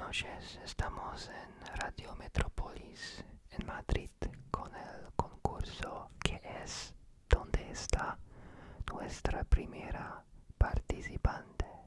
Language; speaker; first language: Spanish; non-native, learner; Polish